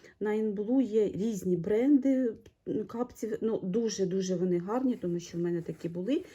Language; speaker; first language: Ukrainian; non-native, local second language; Russian